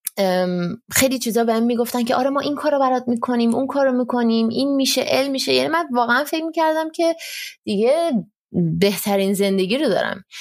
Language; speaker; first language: Persian; early bilingual, heritage; Persian